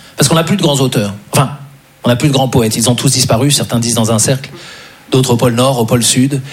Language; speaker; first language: French; native; French